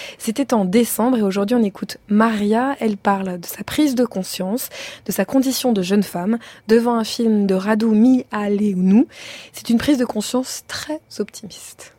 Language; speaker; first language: French; native; French